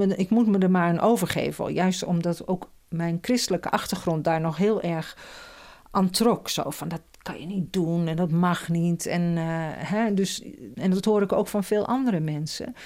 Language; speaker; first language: Dutch; native; Dutch